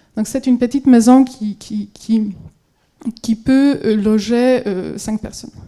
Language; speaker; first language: French; non-native, fluent; Polish